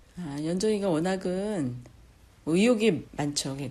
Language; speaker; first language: Korean; native; Korean